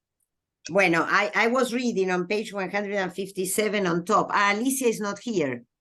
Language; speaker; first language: English; non-native, local second language; Spanish